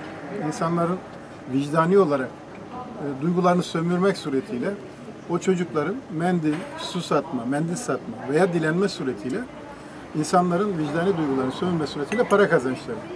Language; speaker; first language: Turkish; native; Turkish